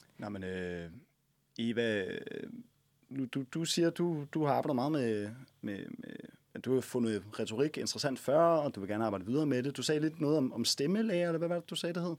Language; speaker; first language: Danish; native; Danish